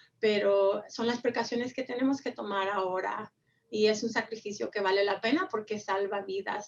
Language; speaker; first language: Spanish; early bilingual, heritage; Spanish